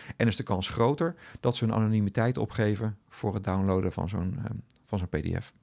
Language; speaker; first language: Dutch; native; Dutch